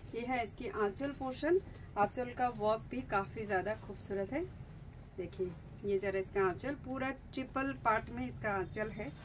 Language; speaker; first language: Hindi; non-native, local second language; Bangla